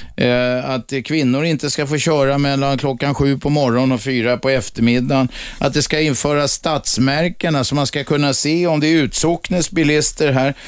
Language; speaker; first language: Swedish; native; Swedish